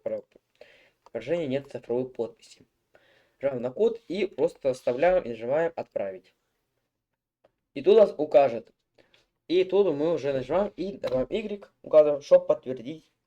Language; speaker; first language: Russian; native; Russian